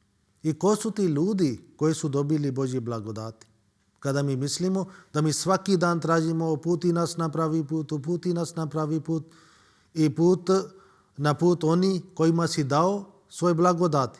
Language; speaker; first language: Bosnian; non-native, learner; Urdu